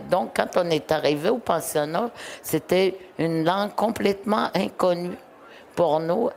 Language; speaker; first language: French; non-native, local second language; Innu-aimun